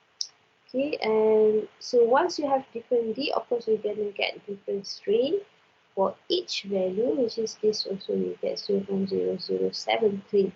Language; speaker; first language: English; non-native, local second language; Malay